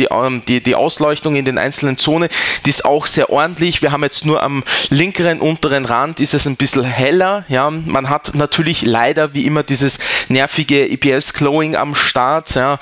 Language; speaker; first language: German; native; German